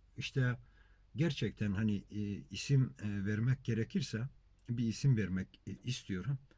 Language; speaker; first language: Turkish; non-native, local second language; Kurdish